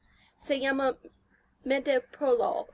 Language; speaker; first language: Spanish; non-native, learner; English